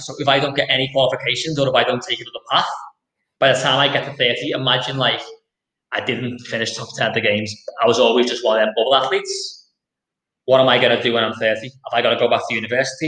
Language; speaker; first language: English; native; English